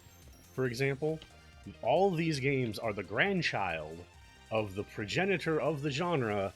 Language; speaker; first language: English; native; English